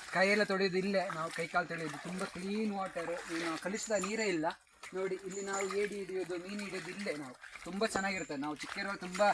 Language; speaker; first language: Kannada; non-native, local second language; Konkani